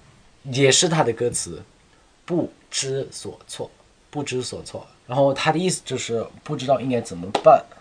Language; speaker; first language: Chinese; non-native, fluent; Thai